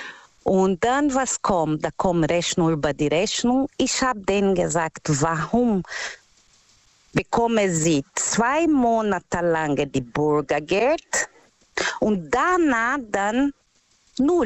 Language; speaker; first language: German; non-native, learner; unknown